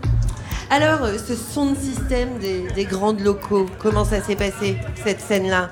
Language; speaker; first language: French; native; French